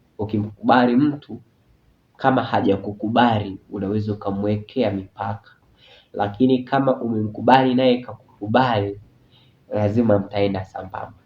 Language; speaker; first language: Swahili; native; Swahili